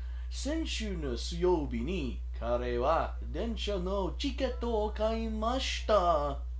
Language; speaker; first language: Japanese; non-native, learner; English